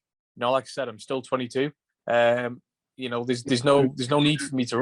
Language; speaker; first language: English; native; English